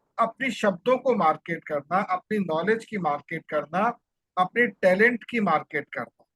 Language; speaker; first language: Hindi; native; Hindi